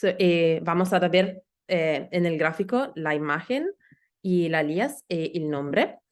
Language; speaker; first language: Spanish; non-native, learner; Italian